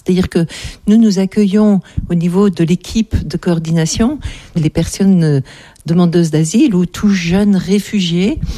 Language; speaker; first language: French; native; French